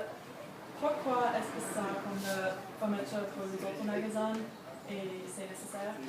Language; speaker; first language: French; non-native, learner; English